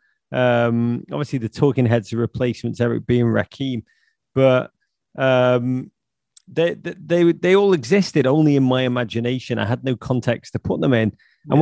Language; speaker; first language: English; native; English